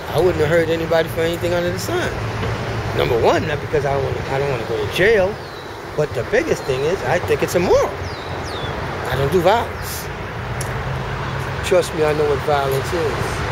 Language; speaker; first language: English; native; English